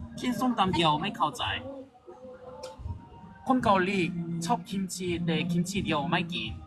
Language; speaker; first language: Thai; non-native, learner; Korean